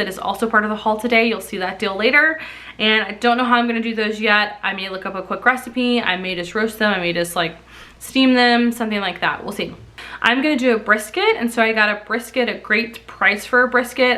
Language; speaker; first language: English; native; English